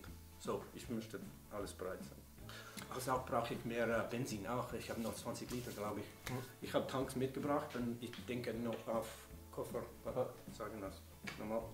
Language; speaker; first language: German; non-native, learner; English